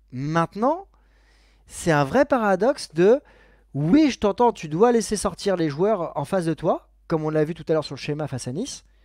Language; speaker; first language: French; native; French